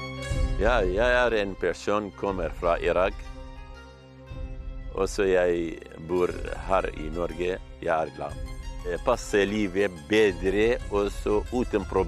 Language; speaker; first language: Norwegian; non-native, learner; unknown